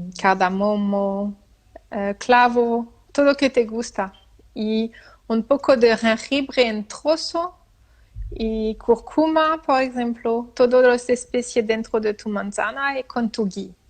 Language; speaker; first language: Spanish; non-native, learner; French